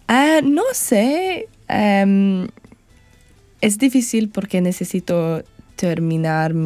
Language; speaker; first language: Spanish; non-native, learner; English